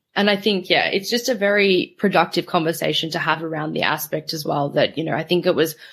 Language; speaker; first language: English; native; English